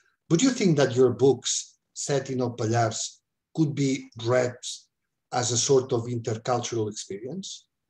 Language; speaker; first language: English; non-native, fluent; Catalan